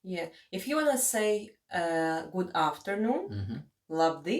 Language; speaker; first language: English; non-native, fluent; Latvian